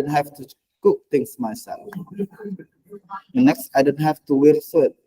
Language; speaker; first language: English; non-native, fluent; Indonesian